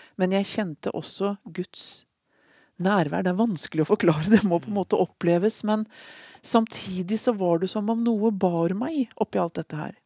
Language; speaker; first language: Norwegian; native; Norwegian